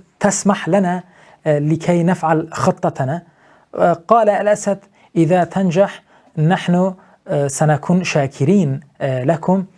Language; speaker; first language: Arabic; non-native, fluent; Turkish